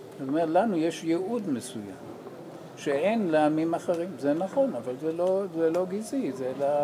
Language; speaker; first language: Hebrew; non-native, fluent; English